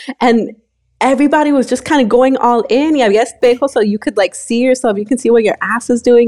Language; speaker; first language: English; early bilingual, other home language; Spanish